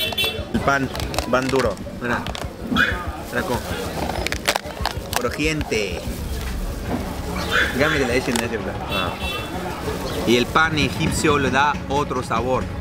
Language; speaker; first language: Spanish; non-native, fluent; Arabic